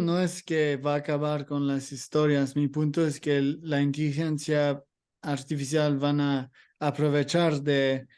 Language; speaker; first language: Spanish; non-native, learner; English